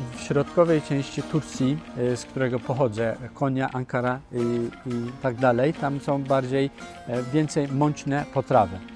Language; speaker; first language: Polish; non-native, fluent; Turkish